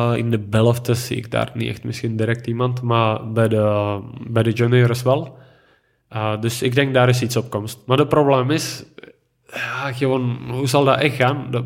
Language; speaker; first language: Dutch; non-native, fluent; Czech